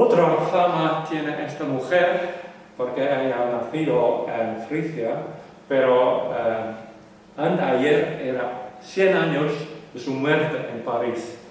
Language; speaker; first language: Spanish; non-native, learner; Western Frisian